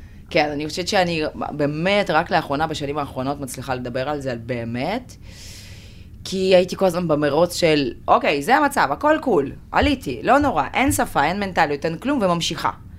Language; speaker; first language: Hebrew; non-native, fluent; Russian